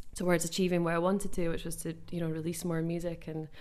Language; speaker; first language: English; native; English